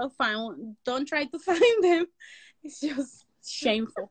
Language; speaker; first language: English; non-native, fluent; Spanish